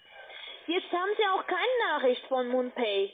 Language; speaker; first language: German; non-native, learner; Russian